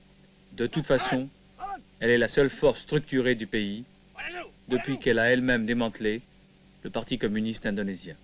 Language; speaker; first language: French; native; French